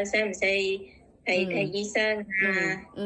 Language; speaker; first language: Cantonese; non-native, learner; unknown